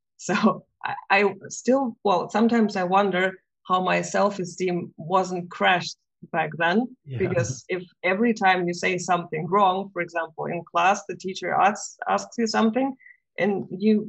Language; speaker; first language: English; non-native, fluent; Russian